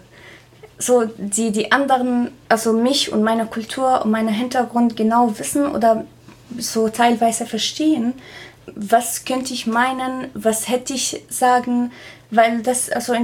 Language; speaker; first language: German; non-native, fluent; Arabic